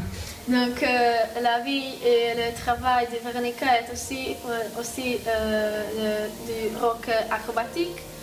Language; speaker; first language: French; non-native, fluent; Hungarian